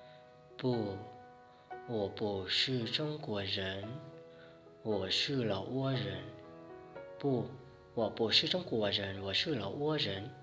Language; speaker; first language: Chinese; non-native, fluent; Hmong